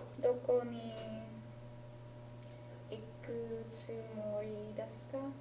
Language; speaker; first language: Japanese; non-native, learner; English